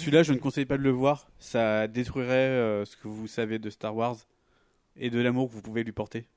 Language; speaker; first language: French; native; French